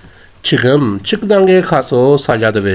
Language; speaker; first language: Korean; non-native, fluent; Urdu